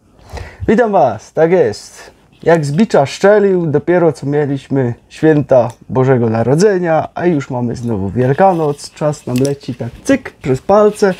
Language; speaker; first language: Polish; native; Polish